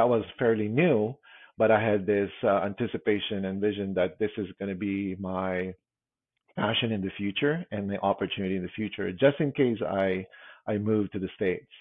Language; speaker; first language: English; non-native, local second language; Filipino